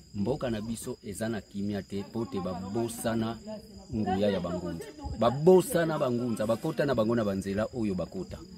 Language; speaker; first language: Lingala; non-native, local second language; Kongo